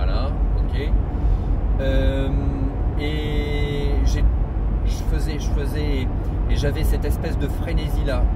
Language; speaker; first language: French; native; French